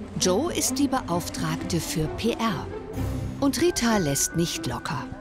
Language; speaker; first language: German; native; German